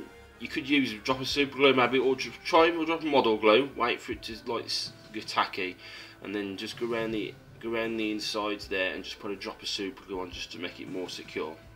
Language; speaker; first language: English; native; English